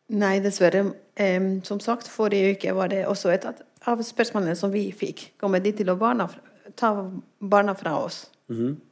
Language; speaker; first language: Norwegian; non-native, fluent; Spanish